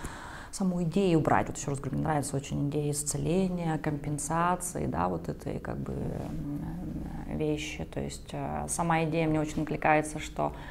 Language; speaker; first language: Russian; native; Russian